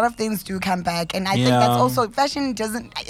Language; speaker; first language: English; non-native, local second language; Zulu